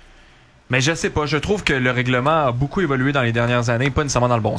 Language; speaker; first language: French; native; French